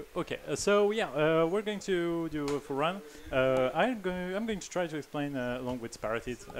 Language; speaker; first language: English; non-native, fluent; French